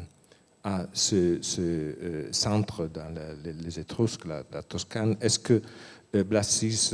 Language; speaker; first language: French; non-native, fluent; Italian